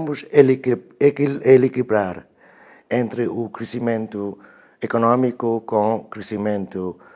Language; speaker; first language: Portuguese; non-native, fluent; Vietnamese